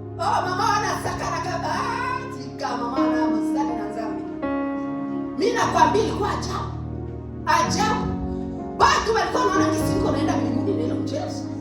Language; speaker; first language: Swahili; native; Swahili